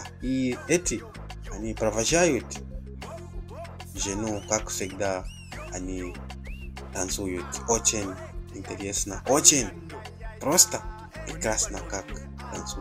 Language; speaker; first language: Russian; non-native, fluent; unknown